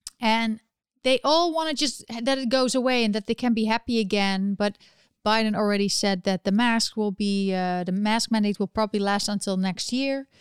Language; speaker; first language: English; non-native, fluent; Dutch